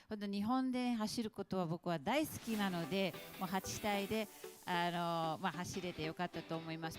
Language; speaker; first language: Japanese; native; Japanese